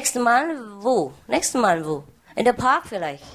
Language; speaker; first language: German; non-native, fluent; Vietnamese